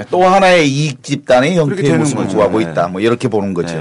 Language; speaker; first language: Korean; native; Korean